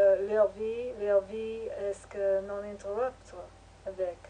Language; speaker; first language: French; non-native, learner; English